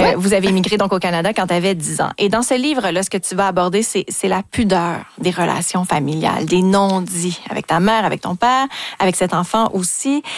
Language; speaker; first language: French; native; French